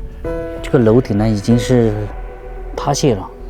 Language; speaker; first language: Chinese; native; Chinese